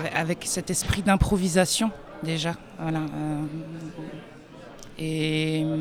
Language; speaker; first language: French; native; French